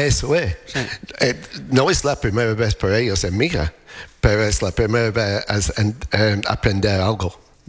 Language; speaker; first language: Spanish; non-native, learner; English